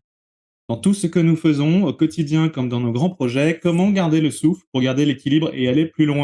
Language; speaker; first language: French; native; French